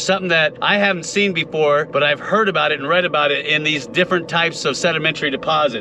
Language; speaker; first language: English; native; English